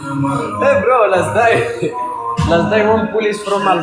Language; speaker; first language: English; non-native, learner; Arabic